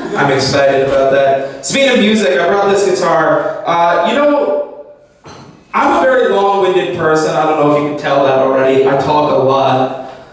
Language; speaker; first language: English; native; English